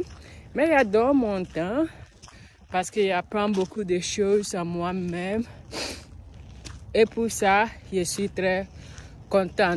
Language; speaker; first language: French; non-native, learner; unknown